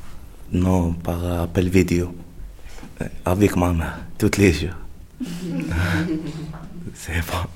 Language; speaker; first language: French; non-native, learner; Arabic